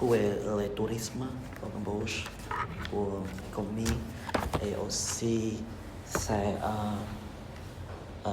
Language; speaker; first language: French; non-native, learner; Khmer